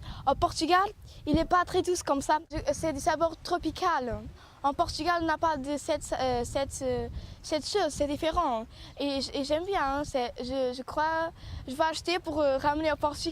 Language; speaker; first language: French; non-native, learner; Portuguese